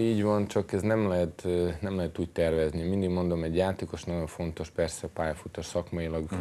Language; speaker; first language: Hungarian; non-native, fluent; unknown